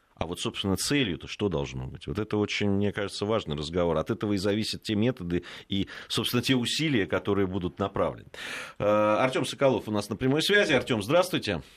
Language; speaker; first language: Russian; native; Russian